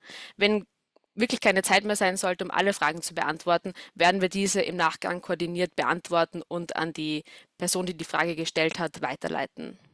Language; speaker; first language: German; native; German